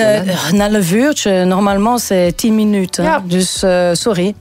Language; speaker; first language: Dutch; non-native, local second language; French